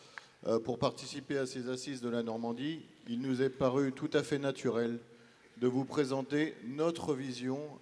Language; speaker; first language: French; native; French